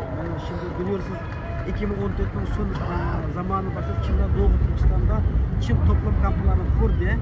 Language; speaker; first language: Turkish; non-native, learner; Uyghur